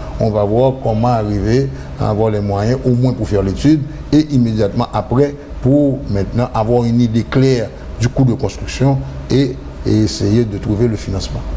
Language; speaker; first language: French; non-native, local second language; Haitian Creole